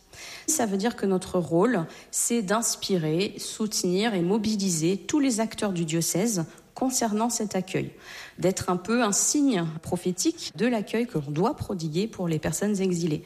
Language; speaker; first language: French; native; French